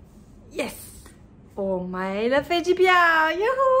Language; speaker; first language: Chinese; non-native, fluent; French